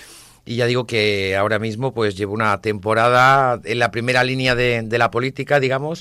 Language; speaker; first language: Spanish; native; Spanish